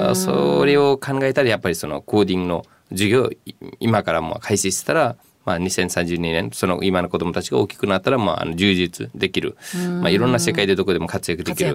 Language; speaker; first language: Japanese; non-native, fluent; Nepali